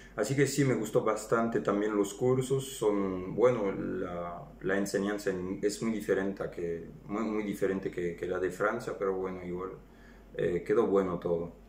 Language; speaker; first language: Spanish; non-native, fluent; French